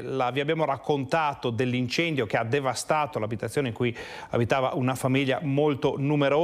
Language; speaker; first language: Italian; native; Italian